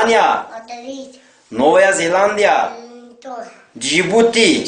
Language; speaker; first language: Russian; non-native, local second language; Tajik